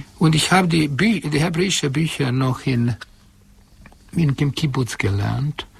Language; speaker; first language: German; non-native, fluent; Hungarian